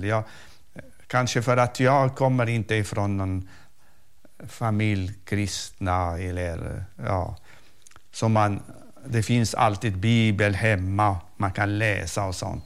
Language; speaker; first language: Swedish; non-native, fluent; Arabic